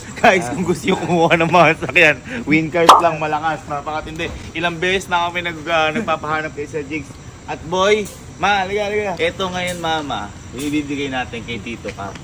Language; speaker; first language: Filipino; native; Filipino